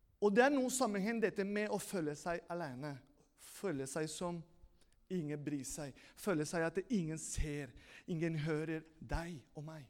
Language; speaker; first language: Norwegian; non-native, fluent; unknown